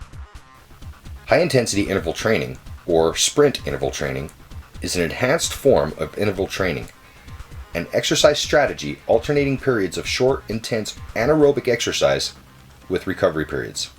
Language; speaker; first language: English; native; English